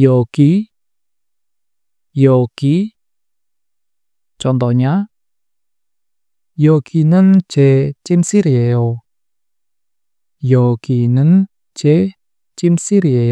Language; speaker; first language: Korean; non-native, fluent; Indonesian